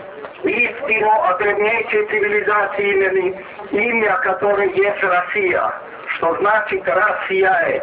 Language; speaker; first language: Russian; non-native, fluent; Serbian